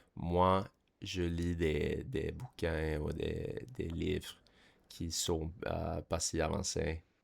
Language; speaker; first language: French; non-native, fluent; English